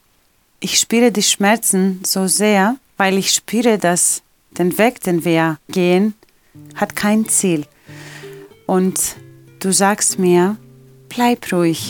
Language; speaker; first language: German; non-native, fluent; Greek